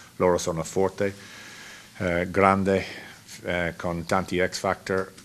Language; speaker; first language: Italian; non-native, learner; English